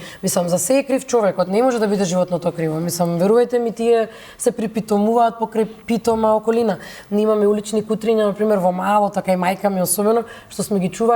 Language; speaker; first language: Macedonian; native; Macedonian